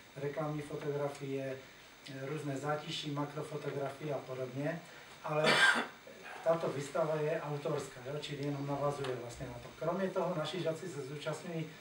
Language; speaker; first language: Czech; native; Czech